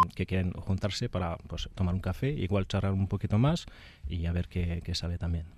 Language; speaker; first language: Spanish; non-native, fluent; French